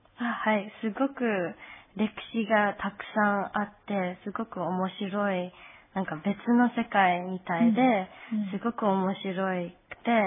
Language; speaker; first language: Japanese; non-native, fluent; English